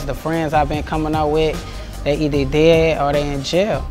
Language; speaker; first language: English; native; English